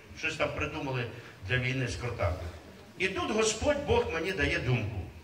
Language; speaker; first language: Ukrainian; native; Ukrainian